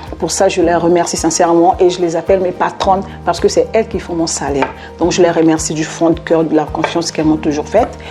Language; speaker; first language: French; non-native, local second language; Lingala